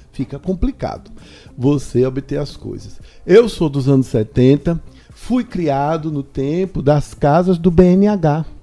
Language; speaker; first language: Portuguese; native; Portuguese